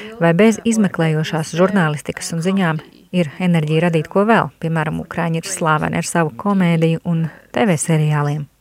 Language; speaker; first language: Latvian; native; Latvian